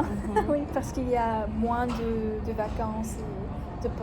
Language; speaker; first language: French; non-native, learner; English